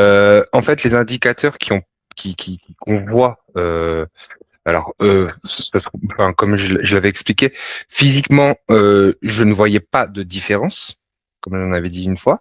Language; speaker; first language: French; native; French